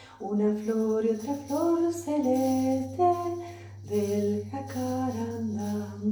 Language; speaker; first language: Spanish; native; Spanish